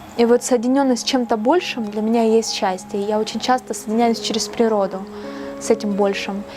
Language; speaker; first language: Russian; native; Russian